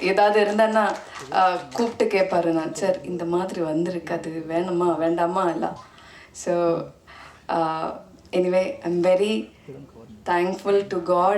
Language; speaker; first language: Tamil; non-native, fluent; Malayalam